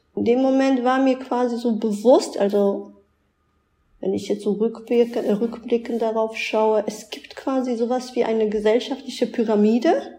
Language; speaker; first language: German; early bilingual, other home language; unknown